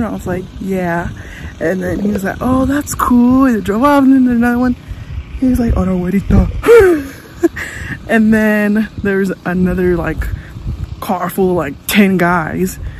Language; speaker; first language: English; early bilingual, other home language; Spanish